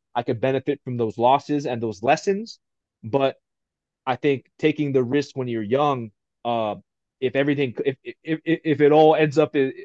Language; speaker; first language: English; native; English